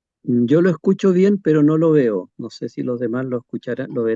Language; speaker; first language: Spanish; native; Spanish